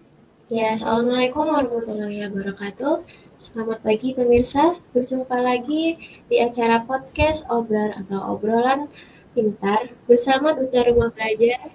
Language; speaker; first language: Indonesian; native; Indonesian